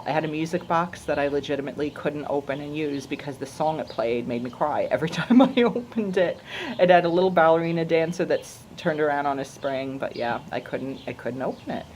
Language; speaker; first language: English; native; English